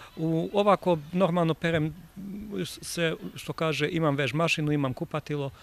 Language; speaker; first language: Serbian; native; Serbian